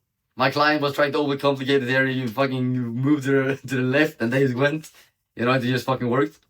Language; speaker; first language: English; non-native, fluent; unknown